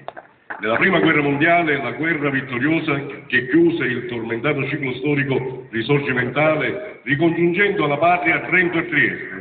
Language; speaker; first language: Italian; native; Italian